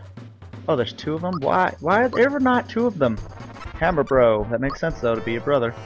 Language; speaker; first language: English; native; English